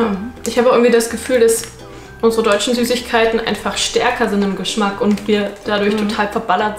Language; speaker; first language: German; native; German